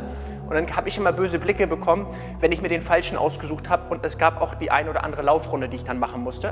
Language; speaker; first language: German; native; German